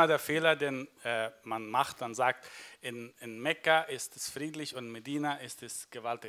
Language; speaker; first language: German; non-native, fluent; Arabic